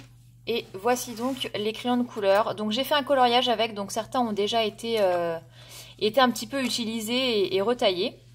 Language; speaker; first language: French; native; French